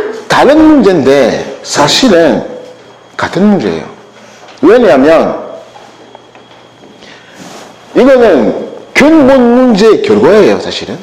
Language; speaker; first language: Korean; non-native, learner; French